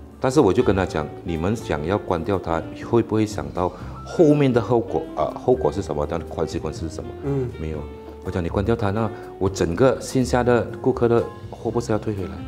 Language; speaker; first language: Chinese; native; Chinese